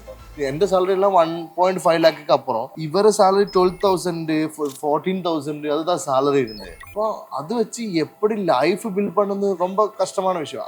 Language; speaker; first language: Tamil; non-native, learner; Malayalam